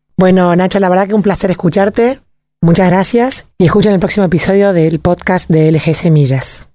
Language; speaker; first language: Spanish; native; Spanish